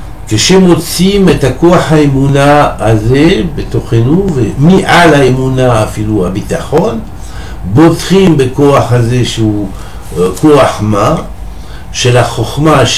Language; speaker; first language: Hebrew; non-native, fluent; French